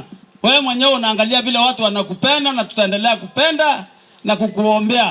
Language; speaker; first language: Swahili; non-native, local second language; Meru